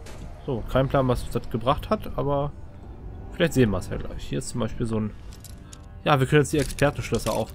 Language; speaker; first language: German; native; German